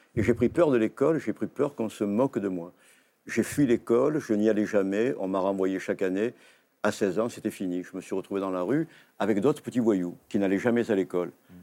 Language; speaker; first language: French; native; French